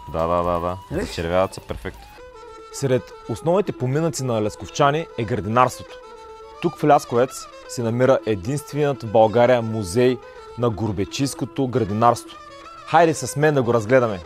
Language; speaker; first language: Bulgarian; native; Bulgarian